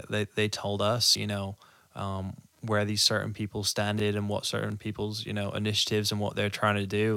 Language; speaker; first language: English; native; English